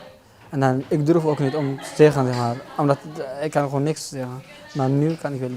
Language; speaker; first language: Dutch; non-native, learner; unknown